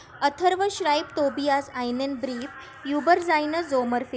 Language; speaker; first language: German; non-native, learner; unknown